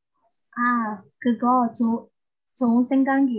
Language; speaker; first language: Korean; non-native, learner; Burmese